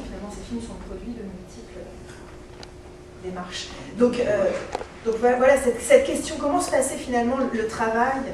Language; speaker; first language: French; native; French